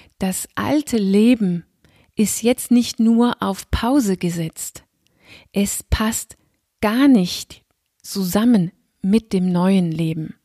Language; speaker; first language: German; non-native, fluent; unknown